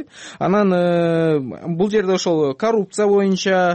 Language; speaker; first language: Kyrgyz; native; Kyrgyz